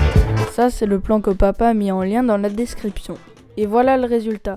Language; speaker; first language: French; native; French